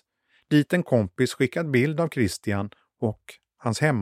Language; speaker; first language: Swedish; native; Swedish